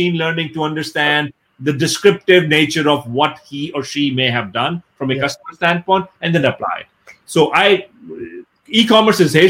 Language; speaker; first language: English; non-native, local second language; Urdu